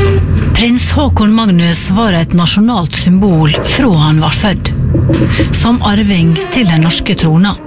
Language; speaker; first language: Norwegian; native; Norwegian